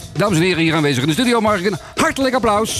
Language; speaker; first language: Dutch; native; Dutch